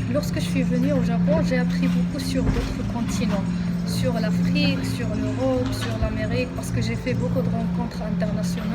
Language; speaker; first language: French; non-native, local second language; Arabic